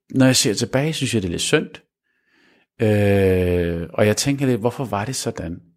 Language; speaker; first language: Danish; early bilingual, other home language; Arabic